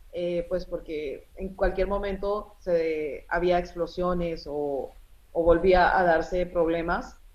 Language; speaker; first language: Spanish; early bilingual, other home language; Arabic